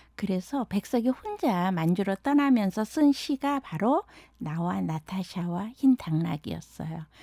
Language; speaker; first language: Korean; native; Korean